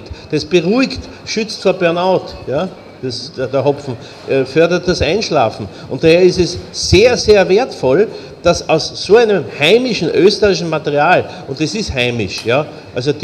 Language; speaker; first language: German; native; German